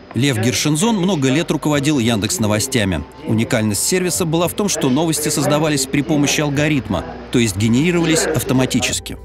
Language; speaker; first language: Russian; native; Russian